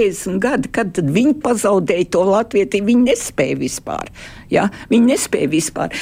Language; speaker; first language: Latvian; early bilingual, heritage; Latvian